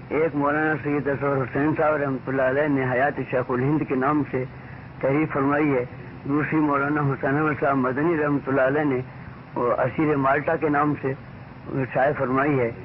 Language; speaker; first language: Urdu; native; Urdu